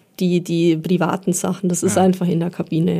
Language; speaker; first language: German; native; German